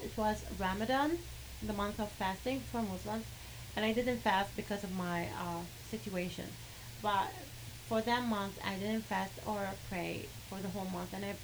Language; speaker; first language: English; non-native, fluent; Arabic